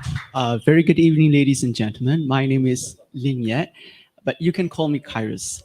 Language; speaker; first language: English; non-native, fluent; Burmese